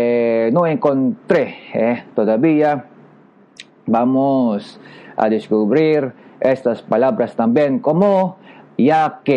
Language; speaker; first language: Spanish; non-native, learner; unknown